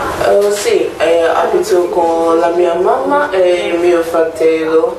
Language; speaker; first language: Italian; non-native, learner; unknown